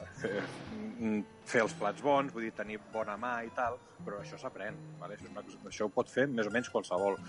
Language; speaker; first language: Catalan; native; Catalan